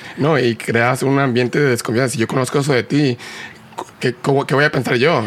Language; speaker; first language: Spanish; early bilingual, heritage; Spanish